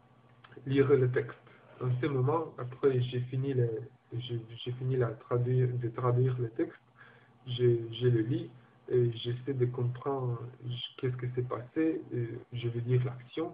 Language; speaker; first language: French; non-native, learner; Romanian